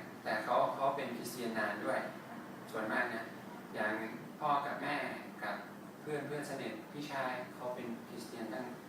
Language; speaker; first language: Thai; non-native, fluent; English